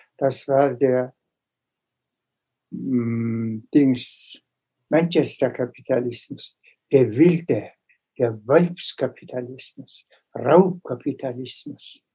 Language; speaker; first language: German; non-native, fluent; Mongolian